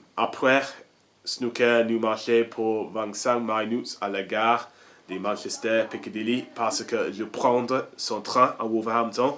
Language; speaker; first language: French; non-native, learner; English